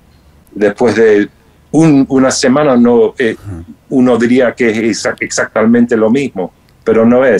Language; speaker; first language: Spanish; non-native, fluent; English